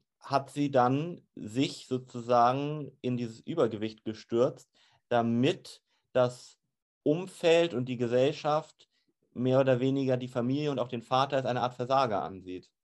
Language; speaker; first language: German; native; German